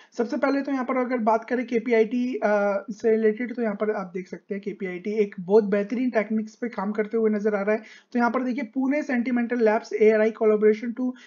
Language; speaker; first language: Hindi; native; Hindi